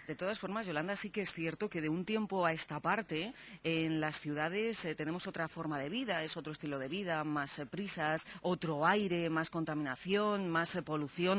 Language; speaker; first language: Spanish; native; Spanish